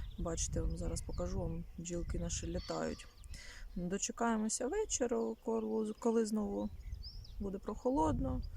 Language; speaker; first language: Ukrainian; non-native, local second language; Russian